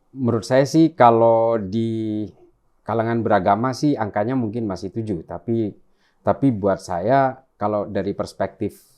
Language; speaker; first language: Indonesian; non-native, local second language; Madurese